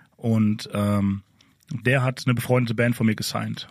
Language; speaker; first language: German; native; German